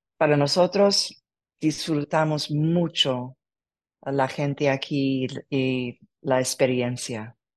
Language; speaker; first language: Spanish; non-native, learner; English